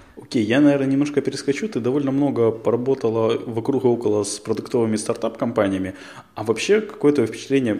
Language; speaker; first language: Russian; native; Russian